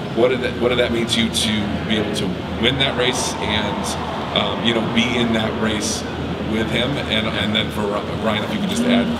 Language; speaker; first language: English; native; English